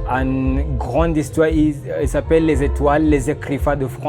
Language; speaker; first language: French; non-native, learner; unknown